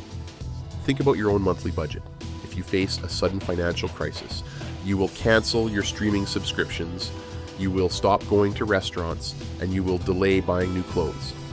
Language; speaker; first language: English; native; English